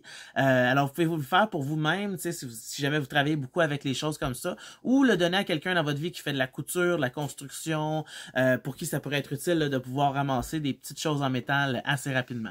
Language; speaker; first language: French; native; French